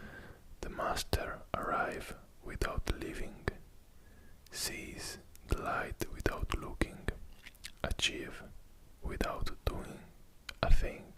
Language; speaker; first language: English; non-native, fluent; Italian